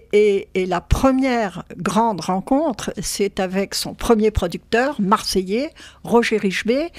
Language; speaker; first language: French; native; French